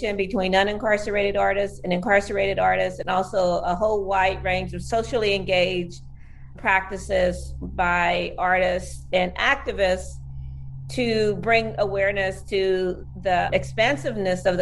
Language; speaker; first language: English; native; English